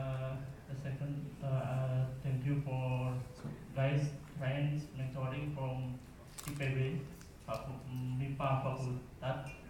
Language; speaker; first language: English; non-native, learner; Indonesian